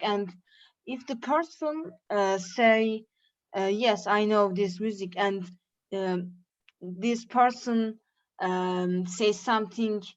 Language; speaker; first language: English; non-native, learner; Turkish